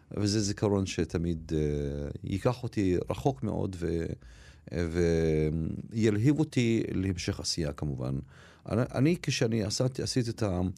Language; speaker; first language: Hebrew; non-native, local second language; Arabic